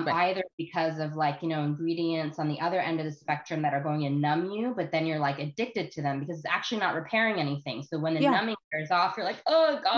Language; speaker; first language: English; native; English